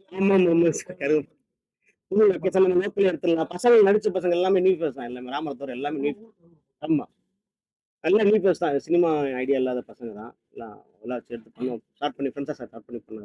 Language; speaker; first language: Tamil; native; Tamil